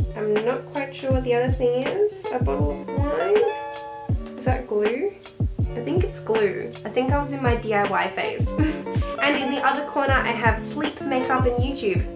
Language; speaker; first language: English; native; English